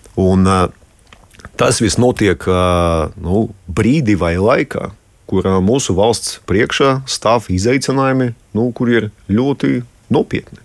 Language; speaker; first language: Latvian; non-native, local second language; Russian